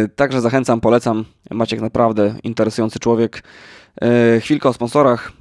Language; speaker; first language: Polish; native; Polish